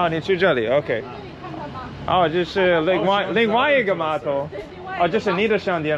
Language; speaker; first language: Chinese; non-native, learner; English